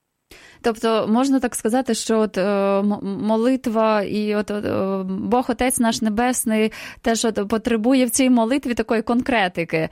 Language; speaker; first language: Ukrainian; native; Ukrainian